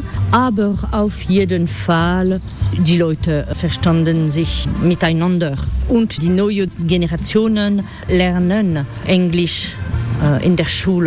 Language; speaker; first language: German; non-native, fluent; French